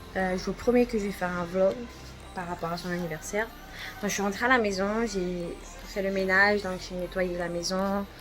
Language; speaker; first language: French; early bilingual, other home language; Portuguese